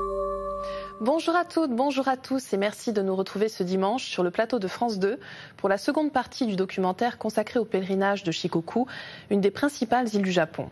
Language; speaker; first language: French; native; French